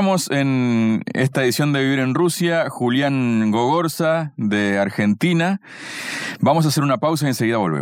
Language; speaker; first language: Spanish; native; Spanish